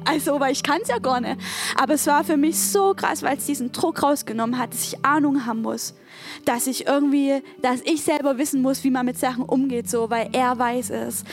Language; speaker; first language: German; native; German